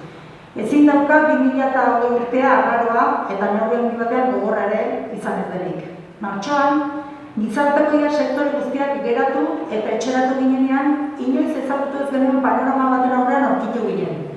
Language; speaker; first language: Basque; native; Basque